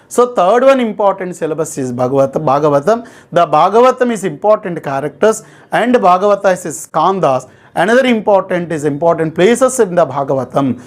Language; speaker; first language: English; non-native, local second language; Telugu